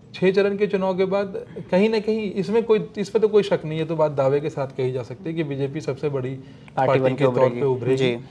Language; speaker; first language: Hindi; native; Hindi